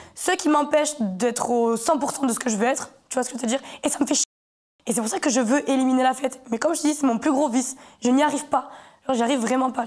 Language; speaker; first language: French; native; French